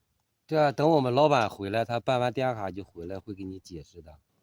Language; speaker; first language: Chinese; native; Chinese